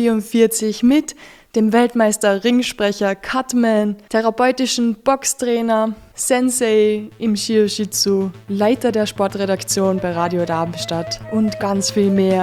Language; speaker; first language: German; native; German